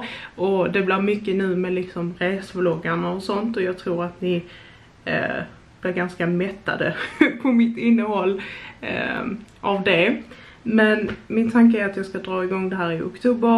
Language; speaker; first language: Swedish; native; Swedish